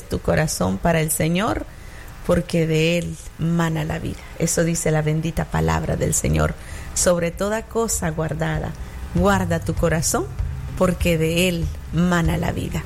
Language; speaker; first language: Spanish; native; Spanish